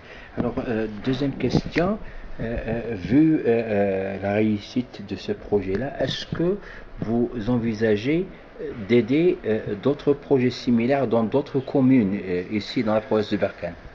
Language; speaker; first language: French; non-native, local second language; Arabic